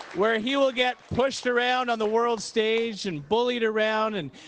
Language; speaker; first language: English; native; English